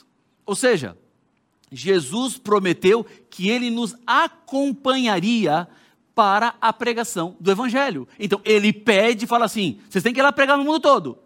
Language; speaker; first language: Portuguese; native; Portuguese